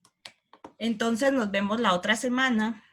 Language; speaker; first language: Spanish; native; Spanish